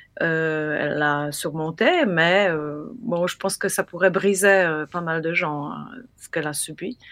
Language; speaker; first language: French; non-native, fluent; Polish